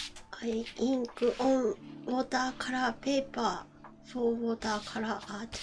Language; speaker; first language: English; non-native, learner; Japanese